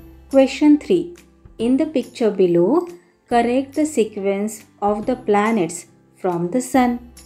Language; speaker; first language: English; non-native, local second language; Marathi